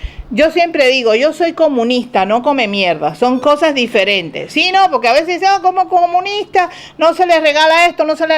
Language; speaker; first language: Spanish; native; Spanish